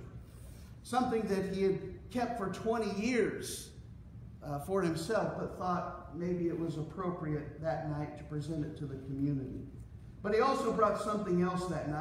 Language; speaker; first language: English; native; English